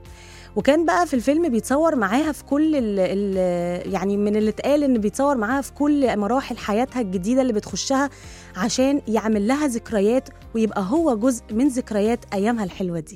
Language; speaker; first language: Arabic; native; Arabic